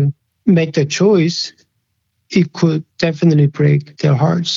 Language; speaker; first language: English; early bilingual, other home language; Korean